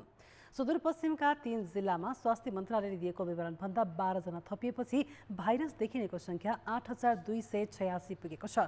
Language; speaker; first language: Nepali; native; Nepali